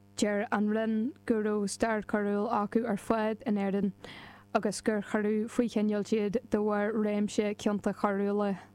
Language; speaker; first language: Irish; native; Irish